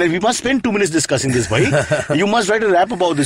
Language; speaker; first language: English; non-native, local second language; Hindi